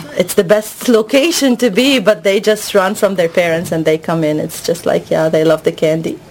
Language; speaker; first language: English; non-native, fluent; Arabic